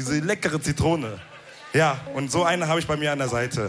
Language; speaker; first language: German; early bilingual, other home language; Wolof